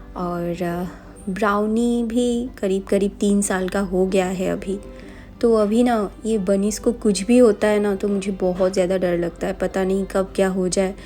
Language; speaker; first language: Hindi; non-native, local second language; Bangla